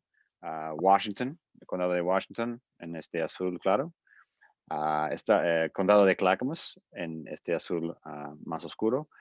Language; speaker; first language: Spanish; non-native, fluent; English